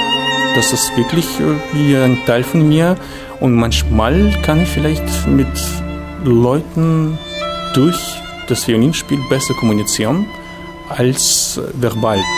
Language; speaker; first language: German; non-native, fluent; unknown